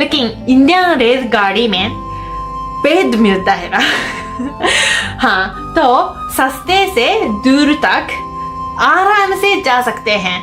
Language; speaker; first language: Hindi; non-native, fluent; Japanese